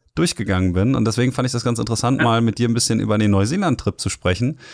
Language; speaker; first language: German; native; German